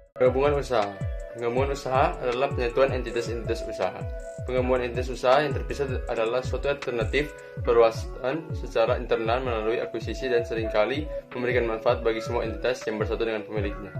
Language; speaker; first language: Indonesian; native; Indonesian